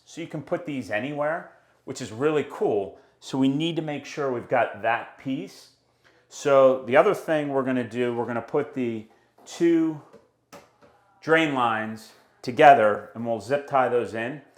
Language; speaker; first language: English; native; English